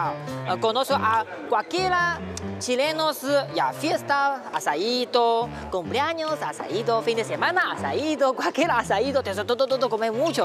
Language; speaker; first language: Spanish; non-native, learner; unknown